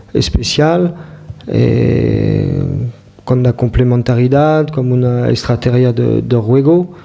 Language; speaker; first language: Spanish; non-native, fluent; French